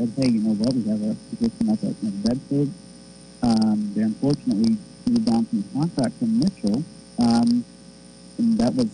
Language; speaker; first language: English; native; English